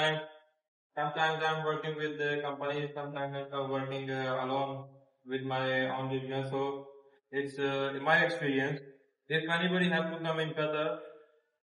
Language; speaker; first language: English; non-native, learner; Bangla